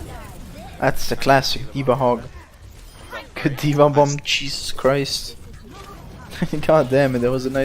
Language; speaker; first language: English; non-native, fluent; German